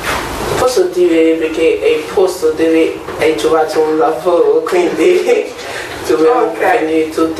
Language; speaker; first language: Italian; non-native, learner; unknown